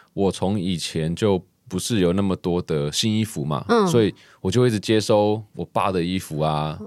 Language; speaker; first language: Chinese; non-native, local second language; Min Nan Chinese